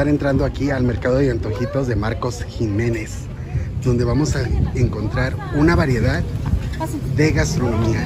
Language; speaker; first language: Spanish; native; Spanish